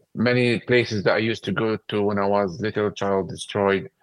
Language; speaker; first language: English; non-native, fluent; Arabic